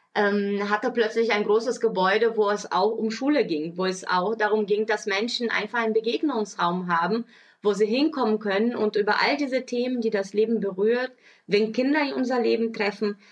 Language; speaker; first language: German; early bilingual, other home language; Portuguese